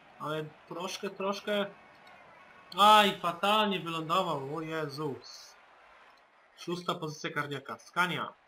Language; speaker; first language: Polish; native; Polish